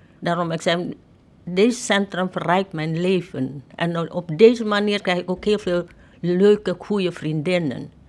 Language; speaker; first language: Dutch; non-native, fluent; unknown